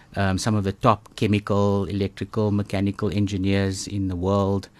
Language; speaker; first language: English; native; English